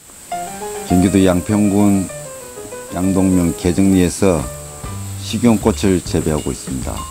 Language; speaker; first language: Korean; native; Korean